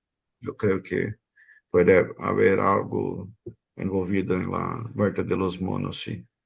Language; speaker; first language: Spanish; non-native, fluent; Portuguese